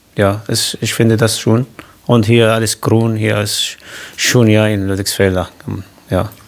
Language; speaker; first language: German; non-native, learner; Kurdish